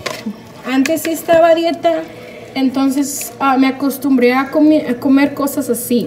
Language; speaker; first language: Spanish; early bilingual, heritage; Spanish